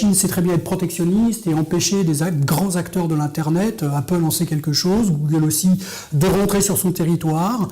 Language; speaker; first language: French; native; French